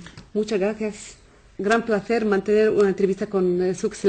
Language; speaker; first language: Spanish; non-native, fluent; Arabic